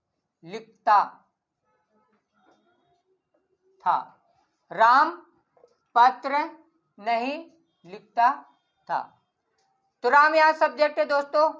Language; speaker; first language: Hindi; native; Hindi